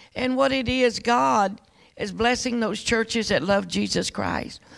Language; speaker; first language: English; native; English